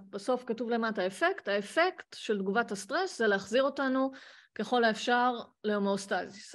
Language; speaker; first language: Hebrew; native; Hebrew